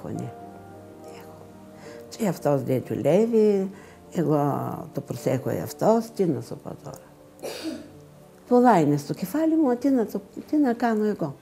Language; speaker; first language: Greek; non-native, learner; Bulgarian